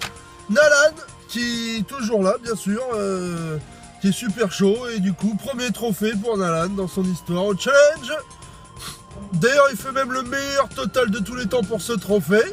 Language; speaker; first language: French; native; French